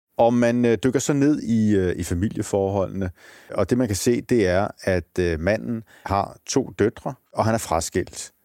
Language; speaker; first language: Danish; native; Danish